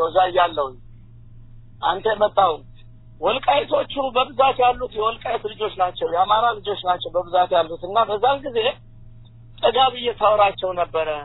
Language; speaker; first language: Amharic; native; Amharic